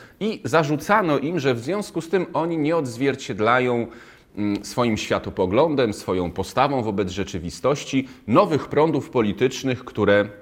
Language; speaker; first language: Polish; native; Polish